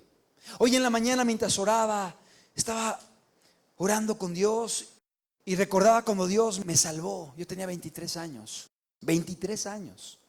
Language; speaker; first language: Spanish; native; Spanish